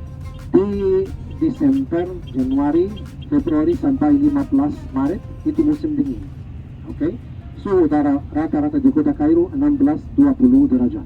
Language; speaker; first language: Indonesian; non-native, fluent; Arabic